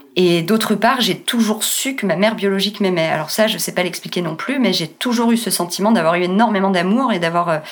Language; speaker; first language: French; native; French